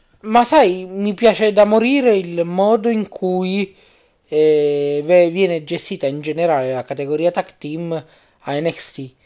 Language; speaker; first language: Italian; native; Italian